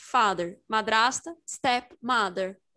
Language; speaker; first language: English; non-native, fluent; Portuguese